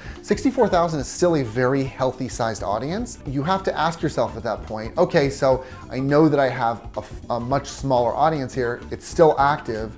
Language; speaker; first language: English; native; English